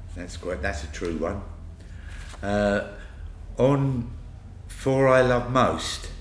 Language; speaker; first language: English; native; English